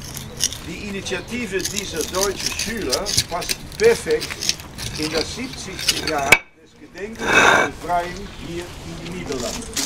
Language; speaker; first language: German; non-native, fluent; Dutch